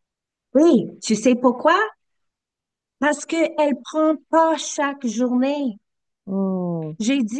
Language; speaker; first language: French; non-native, learner; English